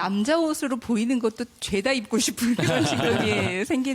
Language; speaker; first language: Korean; native; Korean